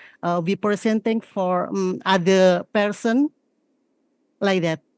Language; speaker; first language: English; non-native, learner; Indonesian